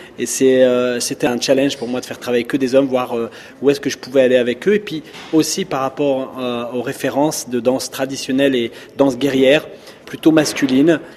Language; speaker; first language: French; early bilingual, other home language; Arabic